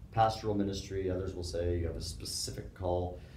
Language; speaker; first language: English; native; English